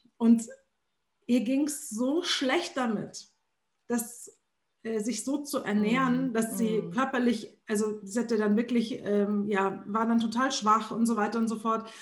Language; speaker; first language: German; early bilingual, other home language; Arabic